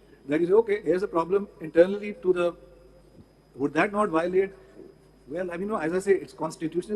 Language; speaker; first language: English; non-native, local second language; Urdu